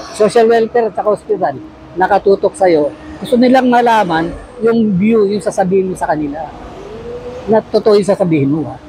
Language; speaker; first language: Filipino; native; Filipino